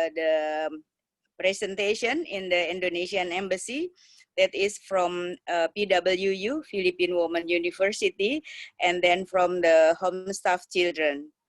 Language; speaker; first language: English; non-native, learner; Indonesian